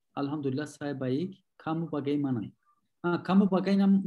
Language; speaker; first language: Indonesian; non-native, learner; Turkish